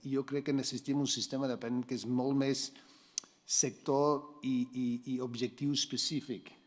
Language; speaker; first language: Catalan; non-native, fluent; Dutch